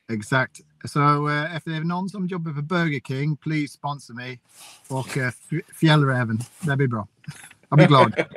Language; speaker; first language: Swedish; non-native, fluent; English